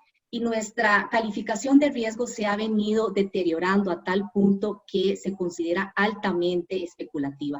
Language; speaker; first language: Spanish; native; Spanish